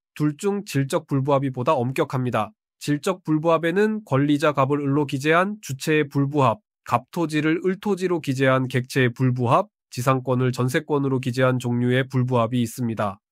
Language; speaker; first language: Korean; native; Korean